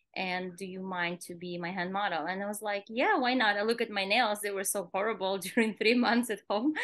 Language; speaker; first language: English; non-native, fluent; Kazakh